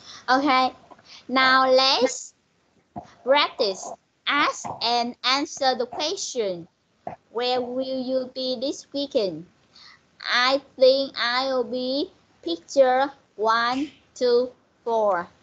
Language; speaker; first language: English; non-native, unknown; Vietnamese